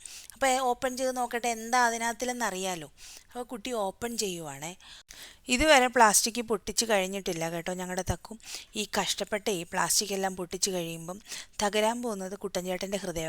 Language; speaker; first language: Malayalam; native; Malayalam